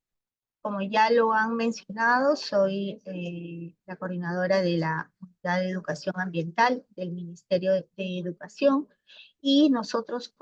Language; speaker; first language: Spanish; native; Spanish